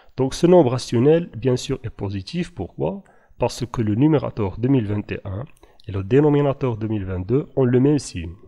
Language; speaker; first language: French; non-native, local second language; Arabic